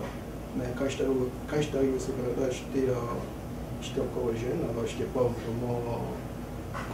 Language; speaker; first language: French; early bilingual, other home language; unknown